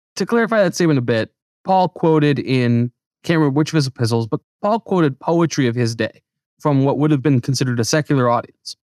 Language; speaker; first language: English; native; English